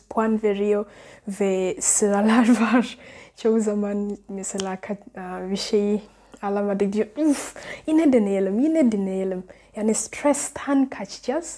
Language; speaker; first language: Turkish; non-native, learner; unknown